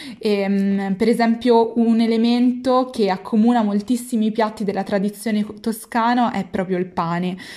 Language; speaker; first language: Italian; native; Italian